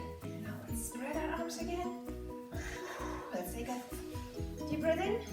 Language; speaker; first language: English; non-native, fluent; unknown